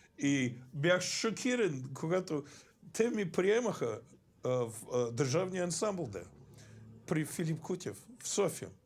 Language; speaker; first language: Bulgarian; non-native, fluent; English